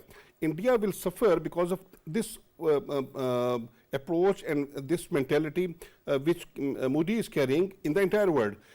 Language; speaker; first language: English; non-native, local second language; Urdu